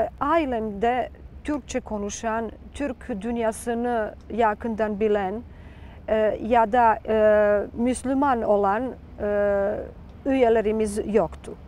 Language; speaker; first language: Turkish; non-native, fluent; Serbian